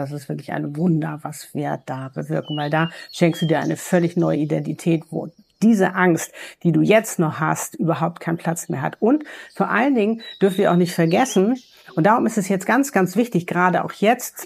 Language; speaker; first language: German; native; German